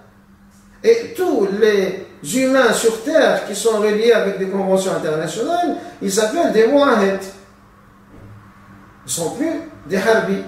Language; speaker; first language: French; non-native, local second language; Arabic